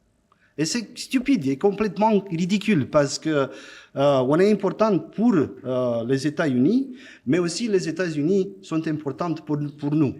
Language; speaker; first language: French; non-native, fluent; Romanian